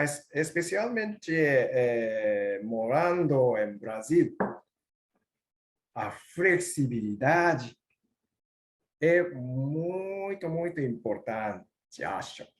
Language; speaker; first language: Portuguese; non-native, learner; Japanese